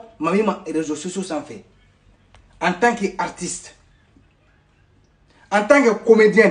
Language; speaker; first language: French; non-native, local second language; Bambara